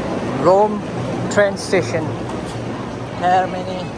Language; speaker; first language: English; non-native, fluent; Tibetan